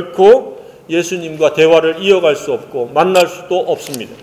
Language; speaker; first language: Korean; native; Korean